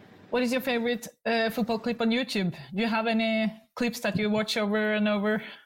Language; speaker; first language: English; non-native, fluent; Norwegian